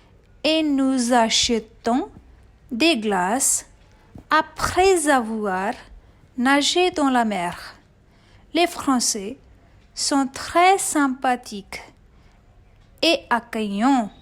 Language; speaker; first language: French; non-native, fluent; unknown